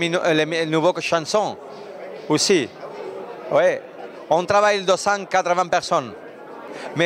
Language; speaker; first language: French; non-native, learner; Spanish